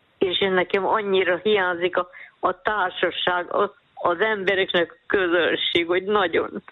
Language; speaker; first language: Hungarian; native; Hungarian